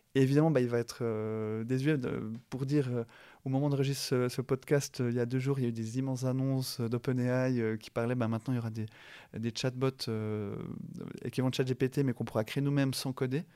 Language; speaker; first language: French; native; French